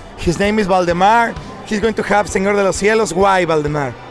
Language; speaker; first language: English; non-native, fluent; Spanish